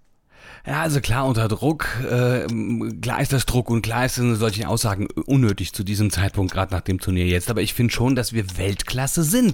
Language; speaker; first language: German; native; German